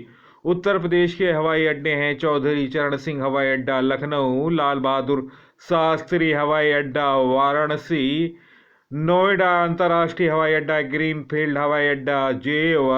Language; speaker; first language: Hindi; native; Hindi